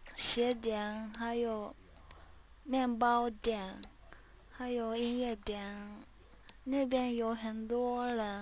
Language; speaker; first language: Chinese; non-native, learner; Japanese